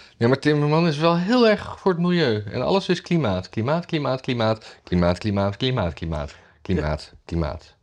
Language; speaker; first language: Dutch; native; Dutch